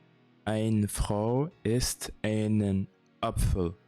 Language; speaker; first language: German; non-native, learner; French